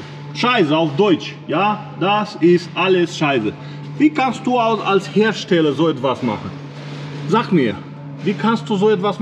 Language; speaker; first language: German; non-native, learner; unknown